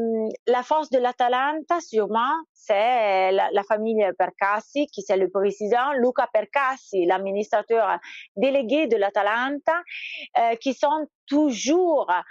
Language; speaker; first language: French; non-native, fluent; Italian